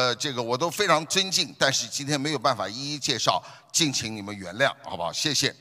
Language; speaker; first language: Chinese; native; Chinese